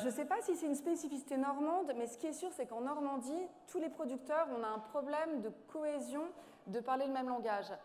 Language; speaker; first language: French; native; French